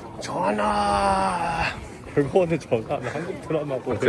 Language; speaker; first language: Korean; non-native, learner; Thai